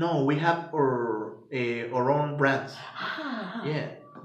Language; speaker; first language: English; non-native, fluent; Spanish